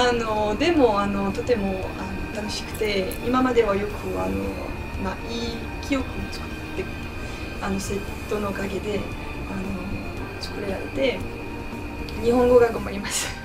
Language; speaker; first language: Japanese; non-native, learner; French